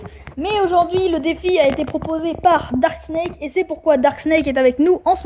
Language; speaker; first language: French; native; French